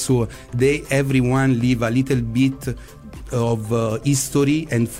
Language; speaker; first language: English; non-native, fluent; Italian